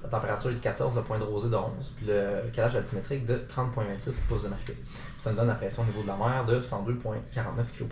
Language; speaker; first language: French; native; French